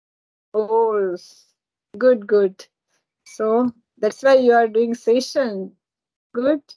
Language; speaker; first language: English; non-native, learner; Marathi